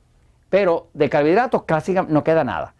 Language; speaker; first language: Spanish; native; Spanish